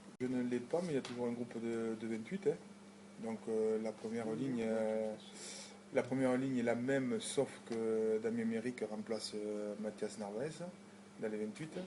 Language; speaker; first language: French; native; French